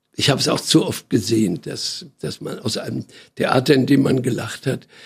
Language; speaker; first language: German; native; German